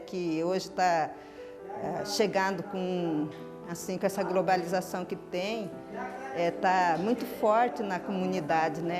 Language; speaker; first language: Portuguese; non-native, local second language; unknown